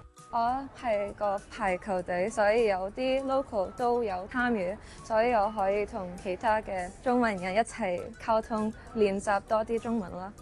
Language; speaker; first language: Cantonese; non-native, local second language; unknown